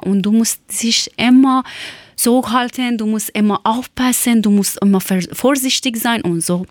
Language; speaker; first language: German; non-native, learner; Persian